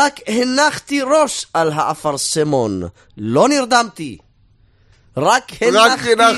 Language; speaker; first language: Hebrew; native; Hebrew